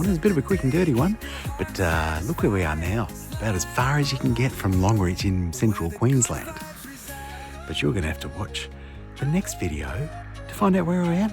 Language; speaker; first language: English; native; English